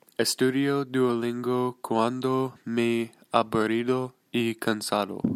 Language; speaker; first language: Spanish; non-native, learner; English